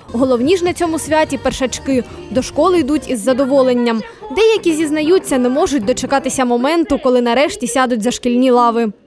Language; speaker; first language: Ukrainian; native; Ukrainian